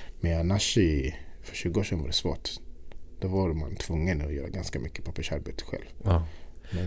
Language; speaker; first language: Swedish; non-native, fluent; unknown